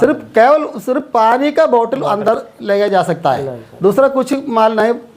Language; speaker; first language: Hindi; non-native, local second language; Malayalam